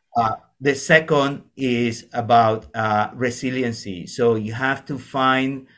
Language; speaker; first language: English; non-native, fluent; Spanish